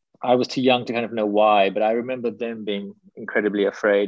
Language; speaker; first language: English; native; English